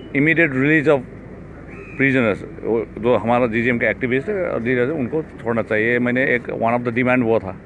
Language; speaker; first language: Hindi; non-native, local second language; Nepali